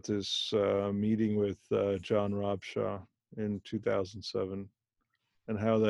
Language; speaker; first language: English; non-native, fluent; Hindi